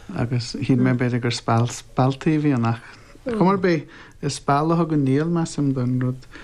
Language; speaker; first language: Irish; native; Irish